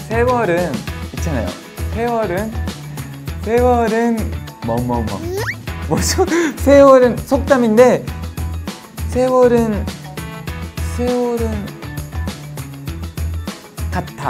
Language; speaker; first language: Korean; non-native, learner; Japanese